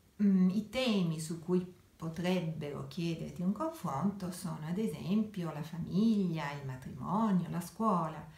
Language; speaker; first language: Italian; native; Italian